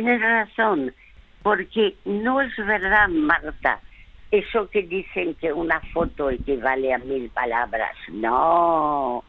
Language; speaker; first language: Spanish; early bilingual, other home language; French